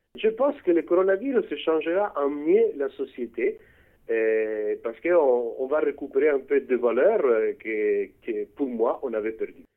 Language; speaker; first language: French; non-native, fluent; Italian